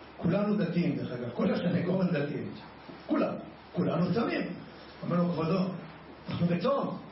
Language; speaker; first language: Hebrew; native; Hebrew